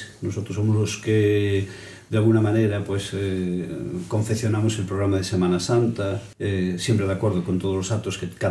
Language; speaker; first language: Spanish; native; Spanish